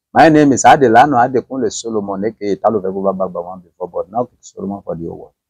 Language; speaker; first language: English; non-native, local second language; Yoruba